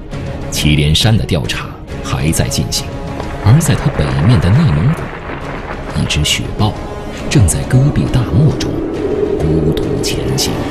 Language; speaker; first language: Chinese; native; Chinese